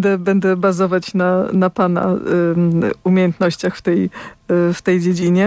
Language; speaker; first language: Polish; native; Polish